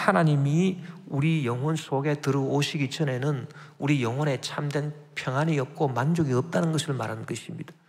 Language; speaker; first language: Korean; native; Korean